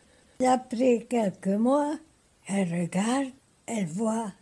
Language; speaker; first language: French; non-native, fluent; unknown